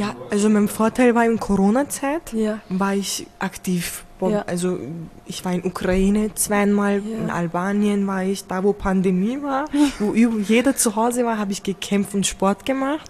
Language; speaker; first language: German; early bilingual, other home language; Turkish